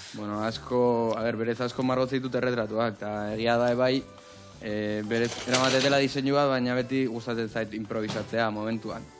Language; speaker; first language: Basque; native; Basque